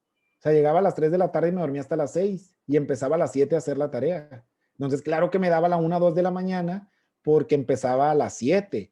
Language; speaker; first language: Spanish; native; Spanish